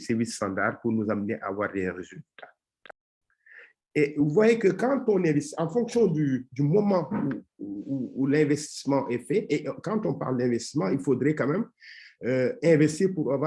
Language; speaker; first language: French; non-native, local second language; Wolof